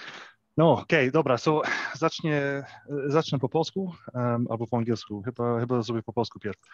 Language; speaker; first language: Polish; early bilingual, heritage; English